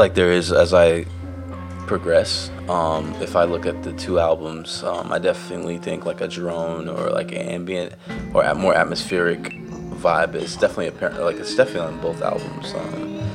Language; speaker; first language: English; native; English